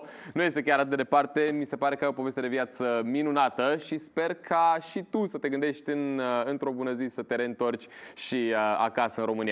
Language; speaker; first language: Romanian; native; Romanian